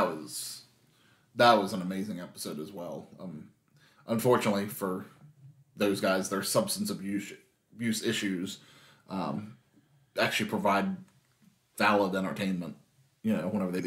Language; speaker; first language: English; native; English